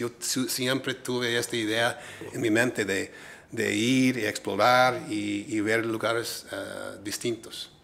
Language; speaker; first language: Spanish; non-native, fluent; English